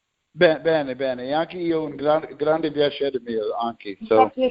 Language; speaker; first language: Italian; non-native, learner; English